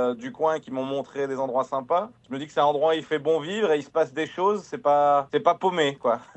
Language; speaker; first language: French; native; French